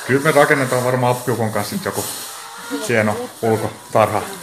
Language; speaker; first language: Finnish; non-native, local second language; Swedish